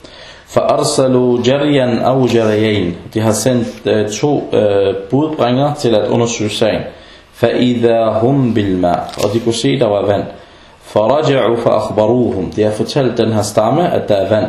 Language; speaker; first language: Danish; non-native, fluent; Arabic